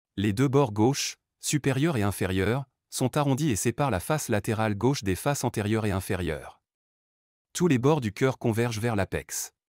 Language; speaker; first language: French; non-native, local second language; Arabic